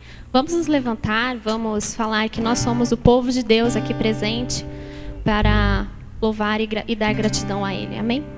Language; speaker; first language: Portuguese; native; Portuguese